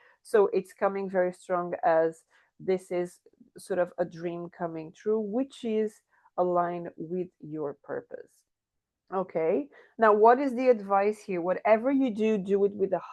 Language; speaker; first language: English; non-native, fluent; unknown